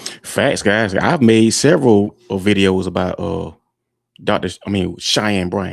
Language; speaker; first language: English; native; English